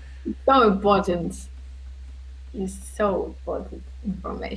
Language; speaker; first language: English; non-native, learner; Russian